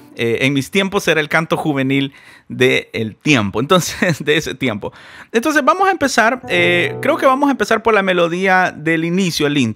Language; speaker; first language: Spanish; native; Spanish